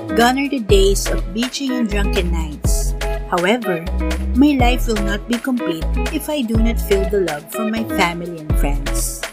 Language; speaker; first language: English; non-native, local second language; Filipino